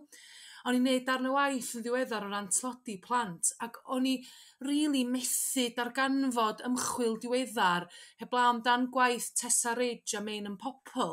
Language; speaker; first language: Welsh; native; Welsh